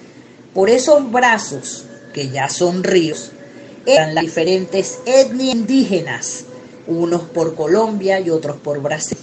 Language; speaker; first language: Spanish; native; Spanish